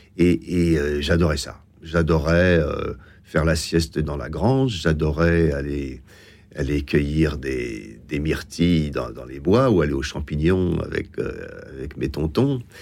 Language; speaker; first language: French; native; French